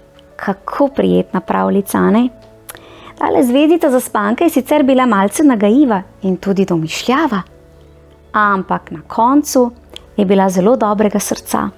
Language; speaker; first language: Slovenian; native; Slovenian